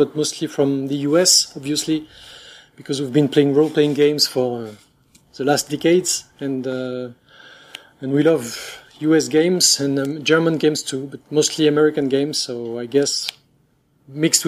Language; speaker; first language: English; non-native, fluent; French